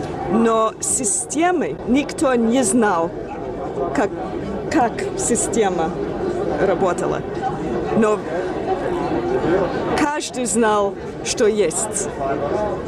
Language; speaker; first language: Russian; non-native, fluent; English